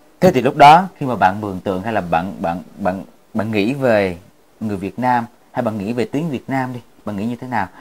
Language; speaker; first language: Vietnamese; native; Vietnamese